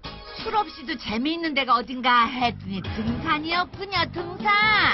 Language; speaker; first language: Korean; native; Korean